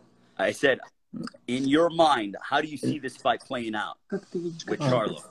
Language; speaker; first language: English; native; English